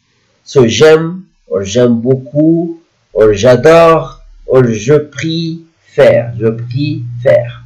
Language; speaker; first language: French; non-native, fluent; Arabic